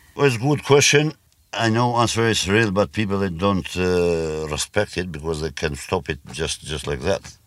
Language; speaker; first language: English; non-native, learner; Albanian